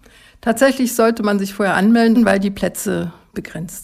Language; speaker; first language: German; native; German